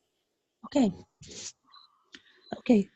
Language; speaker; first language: English; non-native, learner; Arabic